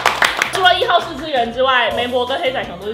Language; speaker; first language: Chinese; native; Chinese